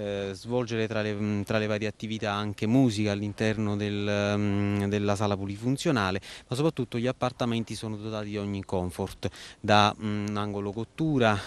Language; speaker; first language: Italian; native; Italian